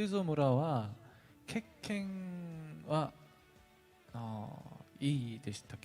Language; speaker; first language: Japanese; non-native, learner; Korean